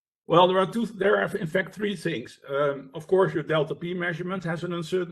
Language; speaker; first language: English; non-native, fluent; Dutch